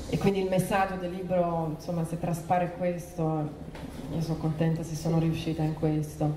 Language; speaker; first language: Italian; non-native, fluent; Croatian